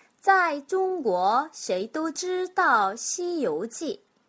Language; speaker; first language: Chinese; non-native, fluent; Korean